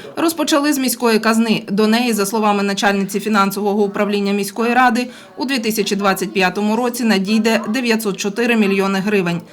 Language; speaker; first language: Ukrainian; native; Ukrainian